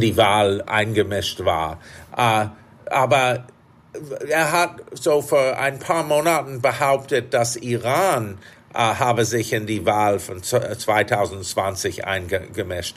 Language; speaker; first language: German; non-native, fluent; English